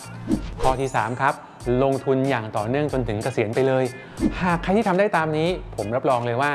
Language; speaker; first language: Thai; native; Thai